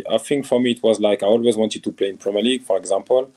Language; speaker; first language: English; non-native, fluent; French